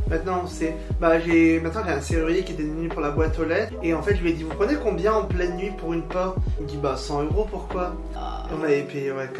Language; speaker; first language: French; native; French